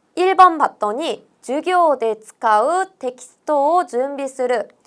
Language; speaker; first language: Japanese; non-native, fluent; Korean